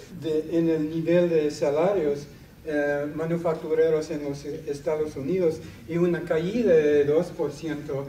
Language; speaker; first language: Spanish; non-native, fluent; English